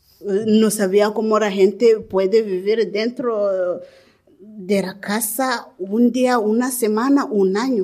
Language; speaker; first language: Spanish; non-native, learner; Kinyarwanda